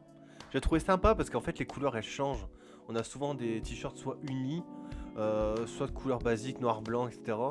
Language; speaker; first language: French; native; French